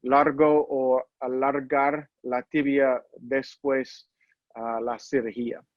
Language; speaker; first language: Spanish; non-native, learner; English